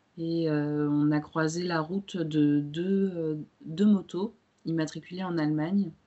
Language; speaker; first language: French; early bilingual, other home language; Romanian